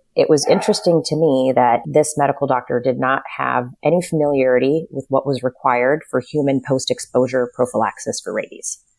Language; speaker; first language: English; native; English